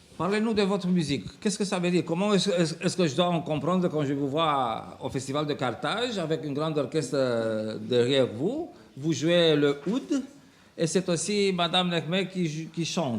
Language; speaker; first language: French; non-native, fluent; Romanian